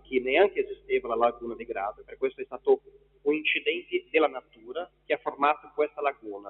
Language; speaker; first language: Italian; non-native, fluent; Portuguese